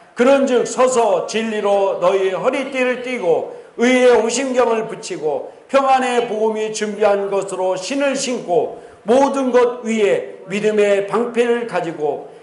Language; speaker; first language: Korean; native; Korean